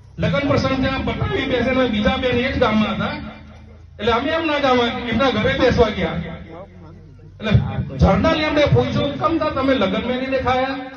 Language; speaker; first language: Gujarati; non-native, local second language; Rathawi